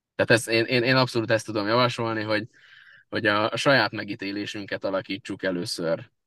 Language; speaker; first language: Hungarian; native; Hungarian